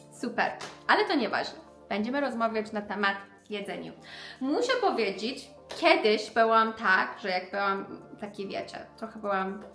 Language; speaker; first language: Polish; non-native, learner; Persian